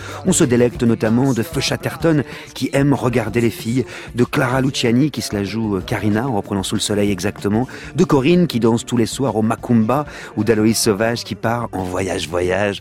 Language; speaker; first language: French; native; French